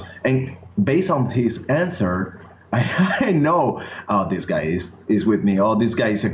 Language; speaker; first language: English; non-native, learner; Spanish